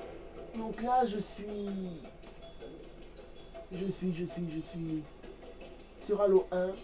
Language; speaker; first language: French; native; French